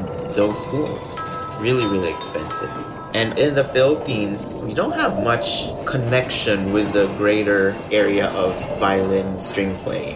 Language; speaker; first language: English; non-native, local second language; Filipino